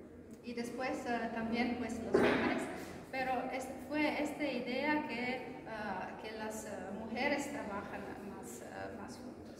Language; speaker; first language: Spanish; non-native, fluent; Croatian